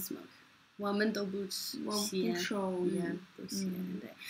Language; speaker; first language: Chinese; non-native, fluent; Norwegian